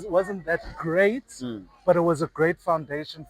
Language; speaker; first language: English; non-native, local second language; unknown